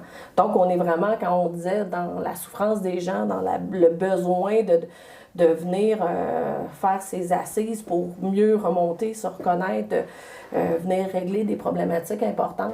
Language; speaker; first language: French; native; French